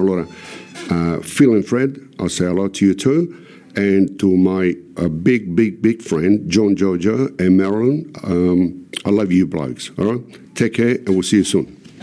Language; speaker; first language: English; non-native, fluent; Italian